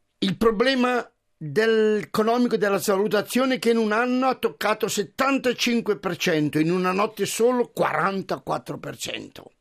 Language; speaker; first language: Italian; native; Italian